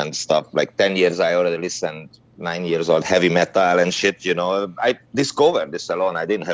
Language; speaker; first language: English; non-native, fluent; Hungarian